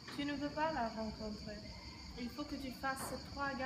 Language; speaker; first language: French; non-native, learner; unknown